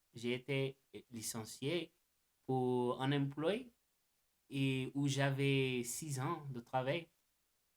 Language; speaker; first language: French; non-native, learner; English